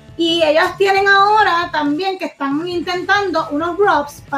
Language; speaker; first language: Spanish; native; Spanish